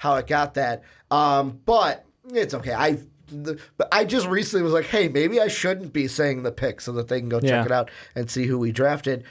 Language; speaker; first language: English; native; English